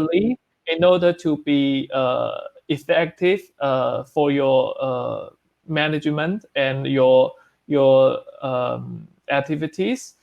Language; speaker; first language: English; non-native, learner; Chinese